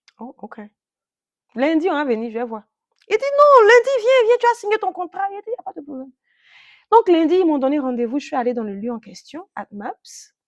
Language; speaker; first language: French; native; French